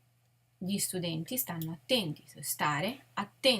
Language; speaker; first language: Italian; non-native, fluent; English